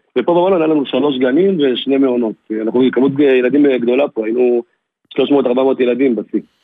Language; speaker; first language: Hebrew; native; Hebrew